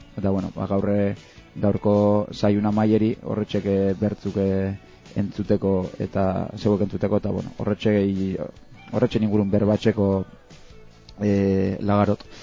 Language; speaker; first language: Basque; native; Basque